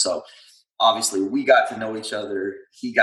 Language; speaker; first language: English; native; English